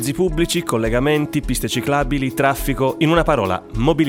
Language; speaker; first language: Italian; native; Italian